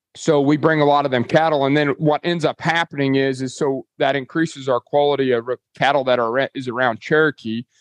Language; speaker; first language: English; native; English